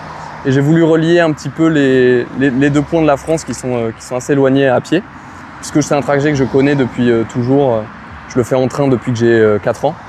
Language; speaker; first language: French; native; French